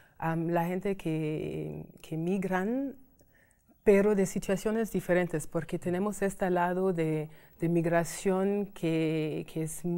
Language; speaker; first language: Spanish; non-native, fluent; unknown